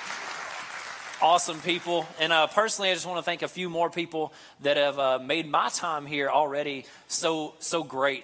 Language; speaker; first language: English; native; English